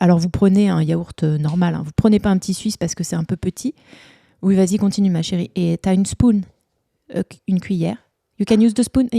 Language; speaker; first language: French; native; French